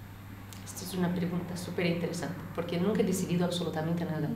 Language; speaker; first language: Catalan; non-native, learner; Portuguese